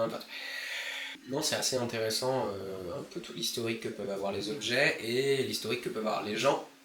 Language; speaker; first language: French; native; French